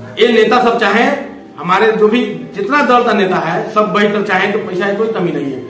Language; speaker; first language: Hindi; non-native, local second language; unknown